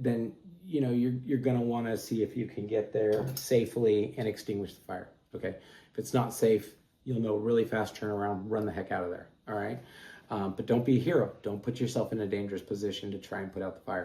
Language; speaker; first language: English; native; English